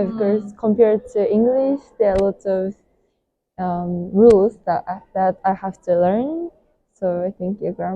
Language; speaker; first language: English; non-native, fluent; Japanese